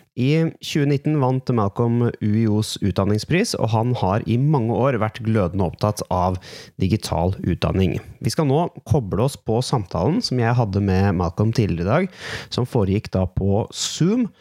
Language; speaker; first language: Norwegian; native; Norwegian